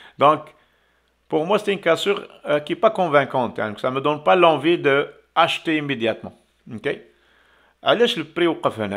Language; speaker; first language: French; non-native, local second language; Arabic